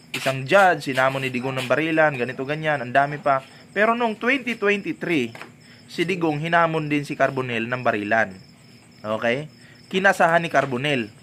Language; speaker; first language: Filipino; non-native, local second language; Cebuano